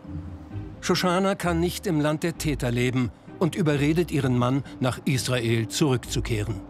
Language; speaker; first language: German; native; German